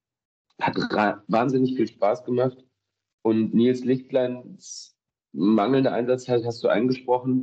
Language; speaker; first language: German; native; German